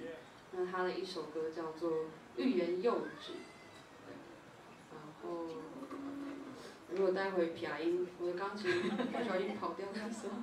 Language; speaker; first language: Chinese; native; Chinese